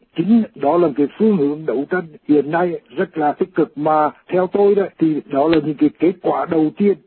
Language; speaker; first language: Vietnamese; native; Vietnamese